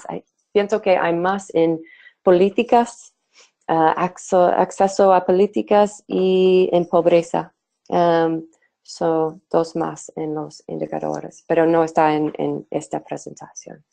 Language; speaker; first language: Spanish; non-native, fluent; English